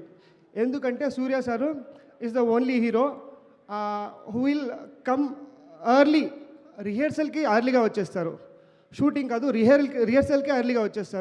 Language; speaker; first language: Telugu; non-native, learner; Kannada